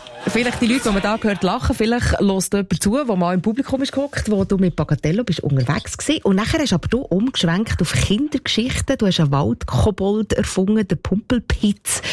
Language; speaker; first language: German; native; German